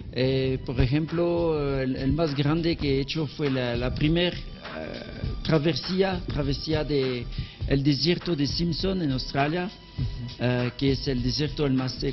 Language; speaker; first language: Spanish; non-native, learner; French